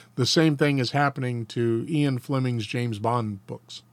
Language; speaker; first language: English; native; English